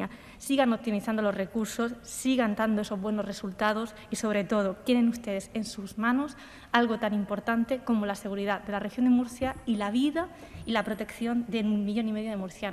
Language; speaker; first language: Spanish; native; Spanish